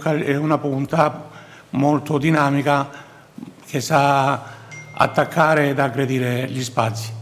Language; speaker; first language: Italian; native; Italian